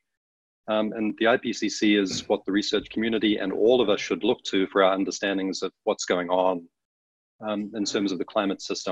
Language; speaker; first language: English; native; English